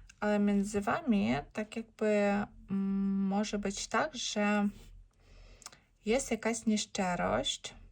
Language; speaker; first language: Polish; non-native, learner; Ukrainian